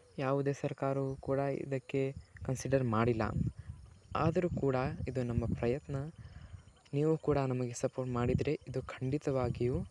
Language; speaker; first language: Kannada; non-native, local second language; Lambadi